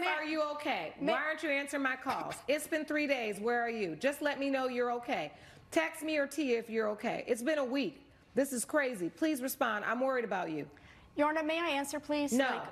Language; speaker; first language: English; native; English